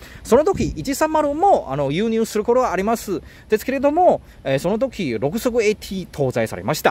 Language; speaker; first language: Japanese; non-native, learner; Chinese